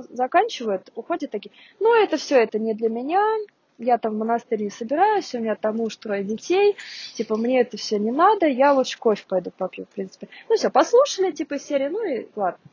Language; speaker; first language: Russian; native; Russian